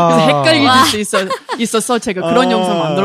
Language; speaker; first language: Korean; non-native, learner; English